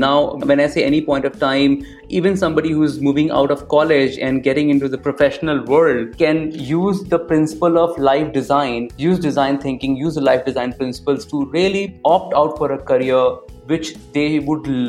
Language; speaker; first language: English; non-native, local second language; Hindi